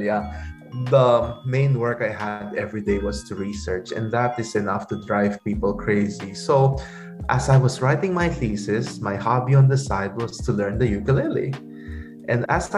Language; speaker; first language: English; non-native, local second language; Pampanga